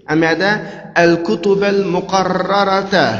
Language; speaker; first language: Arabic; non-native, fluent; Uyghur